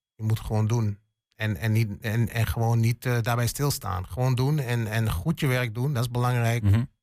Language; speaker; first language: Dutch; native; Dutch